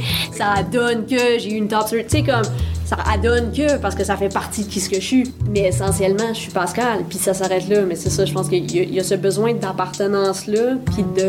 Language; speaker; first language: French; native; French